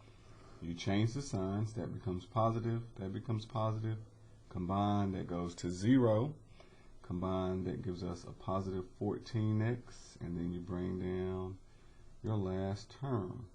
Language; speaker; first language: English; native; English